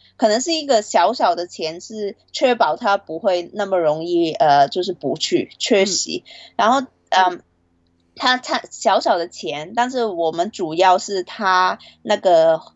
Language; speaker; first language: Chinese; non-native, fluent; Cantonese